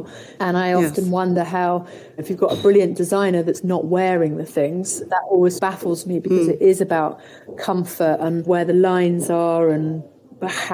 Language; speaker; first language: English; native; English